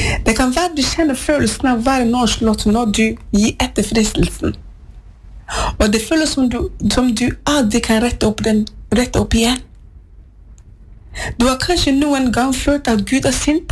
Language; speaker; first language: Norwegian; non-native, fluent; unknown